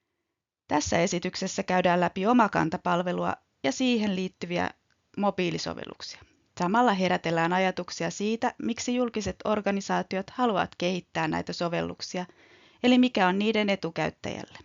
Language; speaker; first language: Finnish; native; Finnish